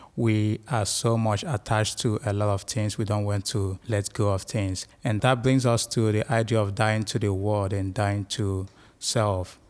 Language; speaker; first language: English; non-native, local second language; Igbo